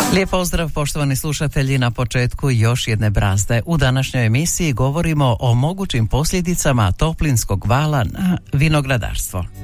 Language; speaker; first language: Croatian; native; Croatian